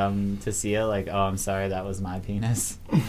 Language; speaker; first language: English; native; English